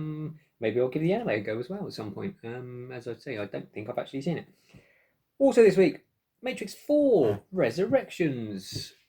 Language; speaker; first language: English; native; English